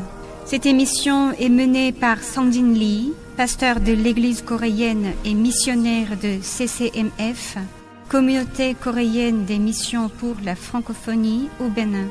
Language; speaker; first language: French; non-native, fluent; Korean